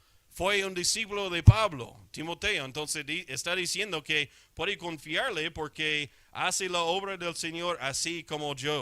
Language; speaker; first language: Spanish; non-native, fluent; English